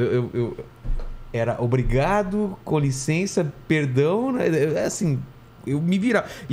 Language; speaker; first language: Portuguese; native; Portuguese